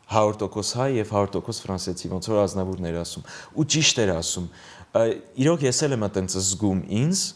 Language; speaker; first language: Armenian; early bilingual, heritage; Armenian